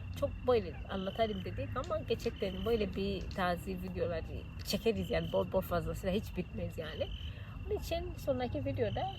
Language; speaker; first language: Turkish; non-native, fluent; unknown